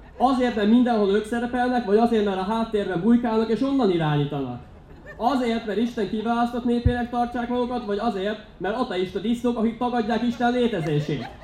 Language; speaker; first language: Hungarian; native; Hungarian